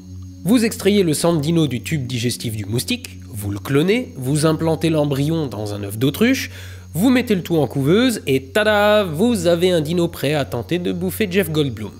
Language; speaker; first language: French; native; French